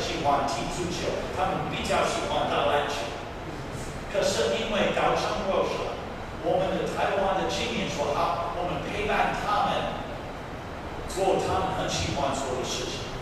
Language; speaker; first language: Chinese; non-native, fluent; English